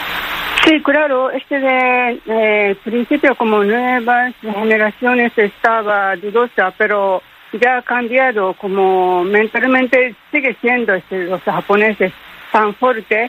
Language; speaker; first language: Spanish; non-native, learner; Japanese